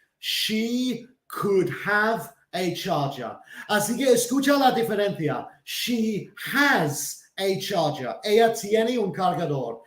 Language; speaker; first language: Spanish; non-native, fluent; English